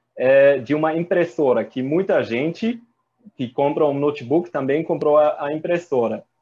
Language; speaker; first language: Portuguese; non-native, fluent; German